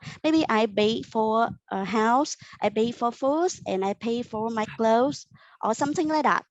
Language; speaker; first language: English; non-native, learner; Vietnamese